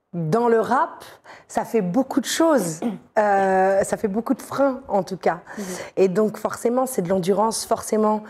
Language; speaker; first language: French; native; French